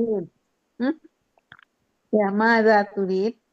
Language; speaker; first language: Arabic; non-native, learner; Indonesian